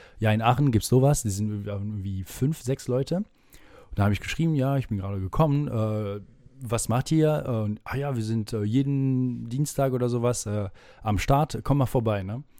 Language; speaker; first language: German; non-native, fluent; French